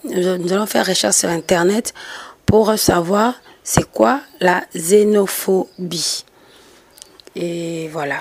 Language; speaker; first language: French; non-native, local second language; Lingala